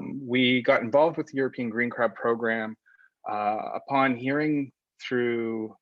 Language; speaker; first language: English; native; English